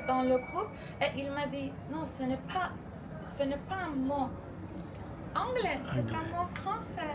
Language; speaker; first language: French; non-native, fluent; Turkish